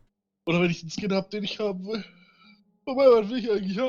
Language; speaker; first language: German; native; German